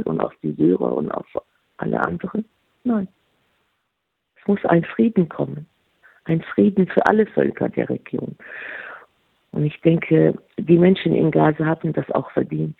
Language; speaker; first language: German; non-native, fluent; Arabic